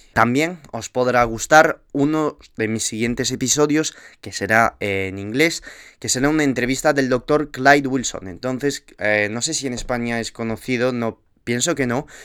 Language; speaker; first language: Spanish; early bilingual, heritage; Spanish